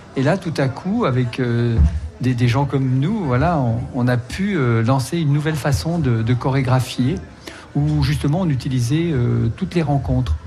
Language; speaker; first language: French; native; French